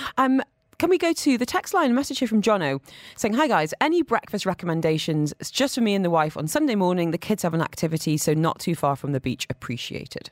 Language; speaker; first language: English; native; English